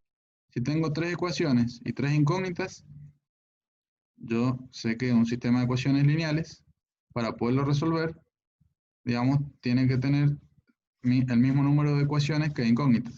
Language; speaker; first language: Spanish; native; Spanish